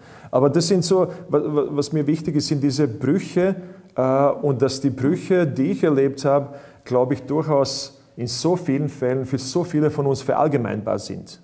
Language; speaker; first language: German; non-native, fluent; Bosnian